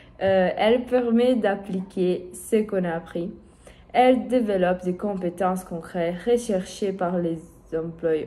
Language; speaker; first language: French; non-native, learner; Portuguese